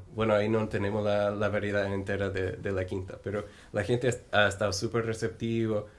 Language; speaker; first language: Spanish; non-native, fluent; English